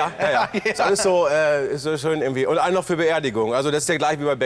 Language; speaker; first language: German; native; German